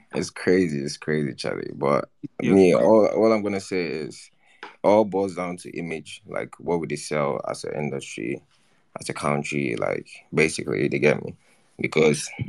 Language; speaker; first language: English; non-native, local second language; Akan